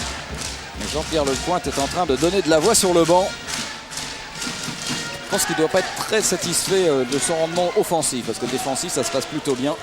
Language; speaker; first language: French; native; French